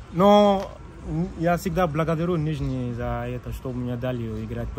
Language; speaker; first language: Russian; non-native, fluent; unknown